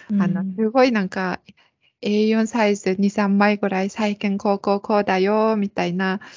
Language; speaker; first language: Japanese; non-native, fluent; Mongolian